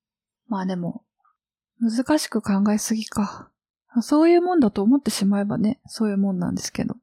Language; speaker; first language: Japanese; native; Japanese